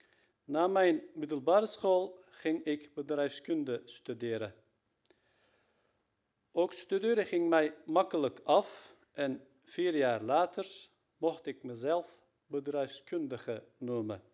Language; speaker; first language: Dutch; non-native, fluent; Turkish